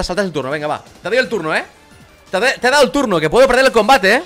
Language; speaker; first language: Spanish; native; Spanish